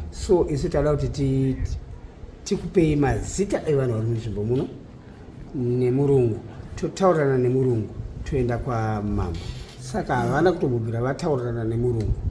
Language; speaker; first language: Shona; early bilingual, other home language; Nyanja